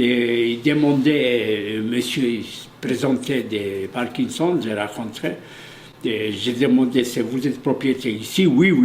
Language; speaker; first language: French; non-native, fluent; Polish